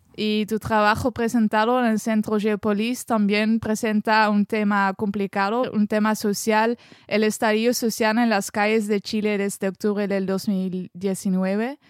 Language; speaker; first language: Spanish; non-native, fluent; French